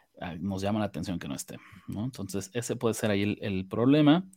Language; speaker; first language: Spanish; native; Spanish